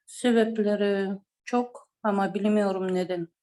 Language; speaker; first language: Turkish; non-native, learner; Kyrgyz